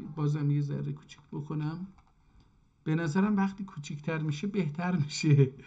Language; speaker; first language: Persian; non-native, local second language; Azerbaijani